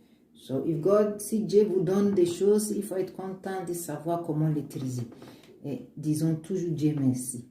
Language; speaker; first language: French; non-native, learner; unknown